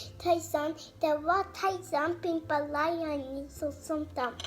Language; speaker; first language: Thai; early bilingual, heritage; Thai